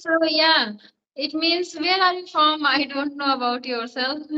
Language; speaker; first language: English; non-native, learner; Hindi